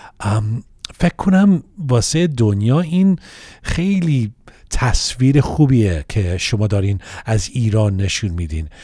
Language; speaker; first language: Persian; early bilingual, heritage; Persian